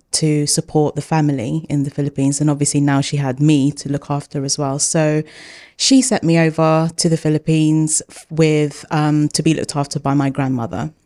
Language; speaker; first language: English; early bilingual, other home language; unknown